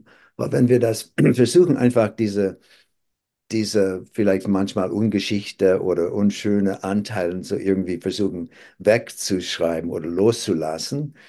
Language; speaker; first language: German; non-native, fluent; English